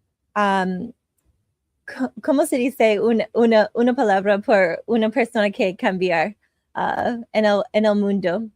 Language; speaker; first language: Spanish; non-native, learner; English